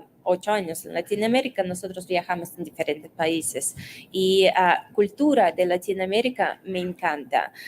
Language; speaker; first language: Spanish; non-native, fluent; Russian